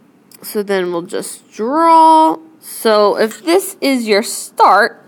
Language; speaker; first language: English; native; English